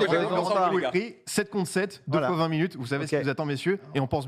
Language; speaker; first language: French; native; French